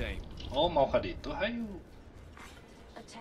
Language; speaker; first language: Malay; non-native, local second language; Sundanese